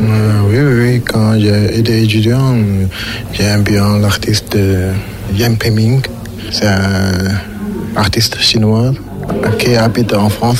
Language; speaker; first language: French; non-native, learner; Chinese